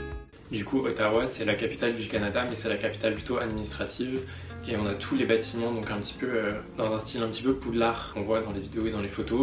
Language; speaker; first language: French; native; French